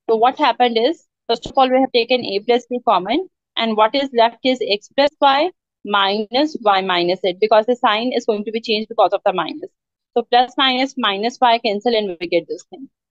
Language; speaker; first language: English; non-native, local second language; Urdu